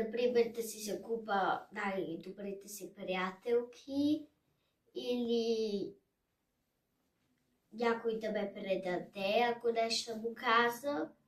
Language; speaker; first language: Bulgarian; early bilingual, heritage; German